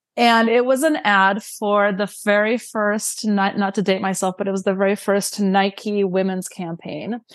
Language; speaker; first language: English; early bilingual, other home language; Romanian